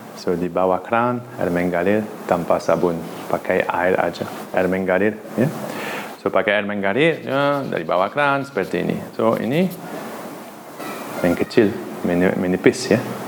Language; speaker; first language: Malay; non-native, learner; Dutch